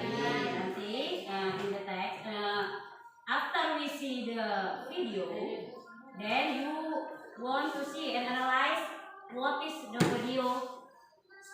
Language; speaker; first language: English; non-native, learner; Indonesian